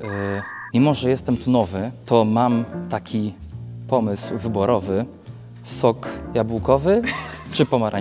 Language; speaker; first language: Polish; native; Polish